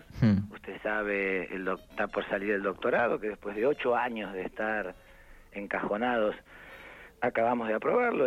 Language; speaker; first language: Spanish; native; Spanish